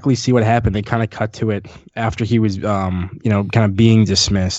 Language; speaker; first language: English; native; English